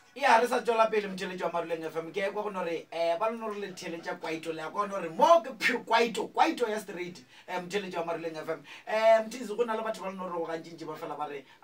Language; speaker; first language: Northern Sotho; native; Northern Sotho